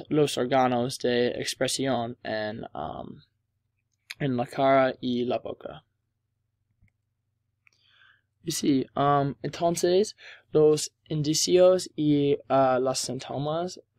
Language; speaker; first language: Spanish; non-native, learner; English